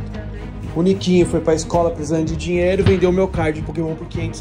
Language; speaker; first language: Portuguese; native; Portuguese